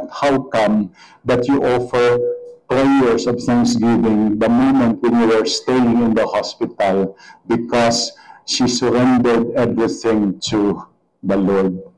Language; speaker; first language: English; non-native, local second language; Hiligaynon